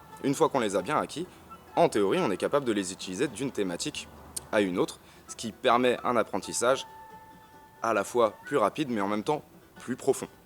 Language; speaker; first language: French; native; French